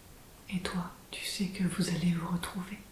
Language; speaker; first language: French; native; French